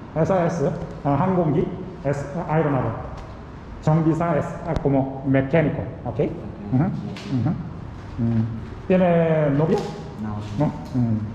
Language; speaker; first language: Spanish; non-native, learner; Korean